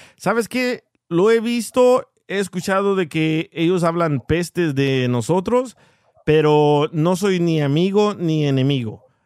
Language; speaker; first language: Spanish; early bilingual, heritage; Spanish